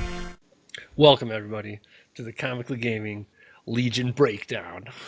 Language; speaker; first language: English; native; English